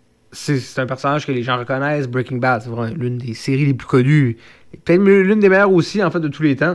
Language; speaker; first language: French; native; French